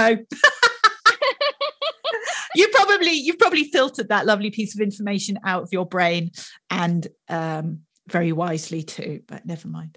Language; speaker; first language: English; native; English